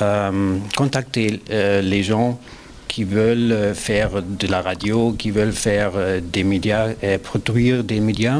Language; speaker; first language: French; non-native, learner; German